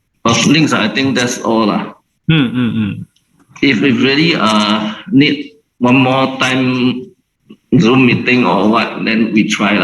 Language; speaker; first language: English; non-native, local second language; Chinese